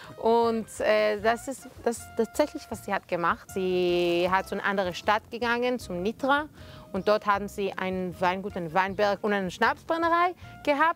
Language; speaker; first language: German; non-native, fluent; Hebrew